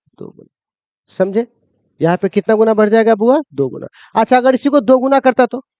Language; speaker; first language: Hindi; native; Hindi